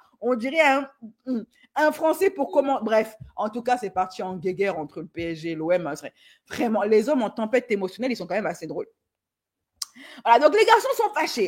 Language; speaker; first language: French; native; French